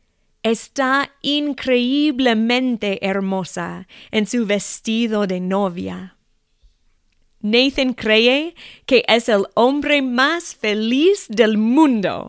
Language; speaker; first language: Spanish; non-native, fluent; English